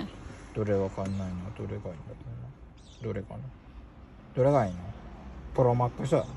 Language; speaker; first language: Japanese; native; Japanese